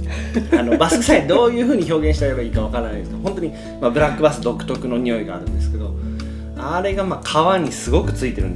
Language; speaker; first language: Japanese; native; Japanese